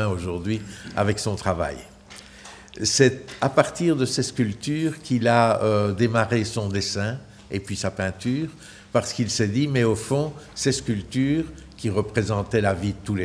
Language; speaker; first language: French; native; French